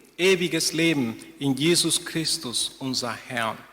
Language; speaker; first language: German; non-native, fluent; Spanish